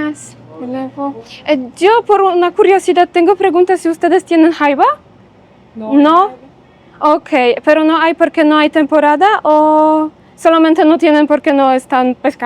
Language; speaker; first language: Spanish; non-native, learner; Polish